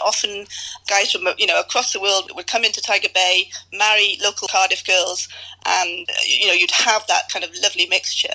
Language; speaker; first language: English; native; English